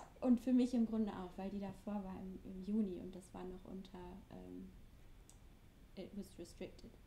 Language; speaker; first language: German; native; German